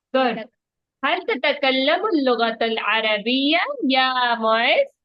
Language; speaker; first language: Urdu; native; Urdu